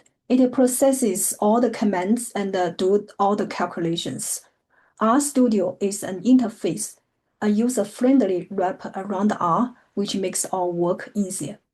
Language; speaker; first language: English; non-native, fluent; Chinese